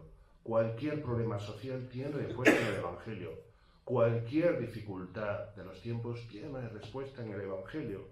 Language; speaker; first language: Spanish; native; Spanish